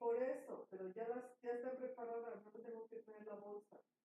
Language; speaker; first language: Spanish; native; Spanish